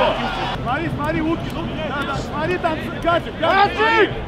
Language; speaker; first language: Russian; native; Russian